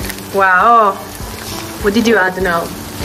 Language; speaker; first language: English; non-native, fluent; Italian